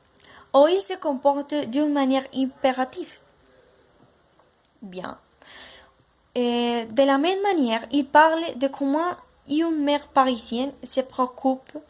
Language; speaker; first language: French; non-native, learner; Spanish